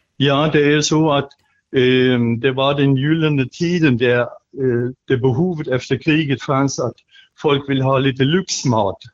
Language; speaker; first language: Swedish; non-native, fluent; German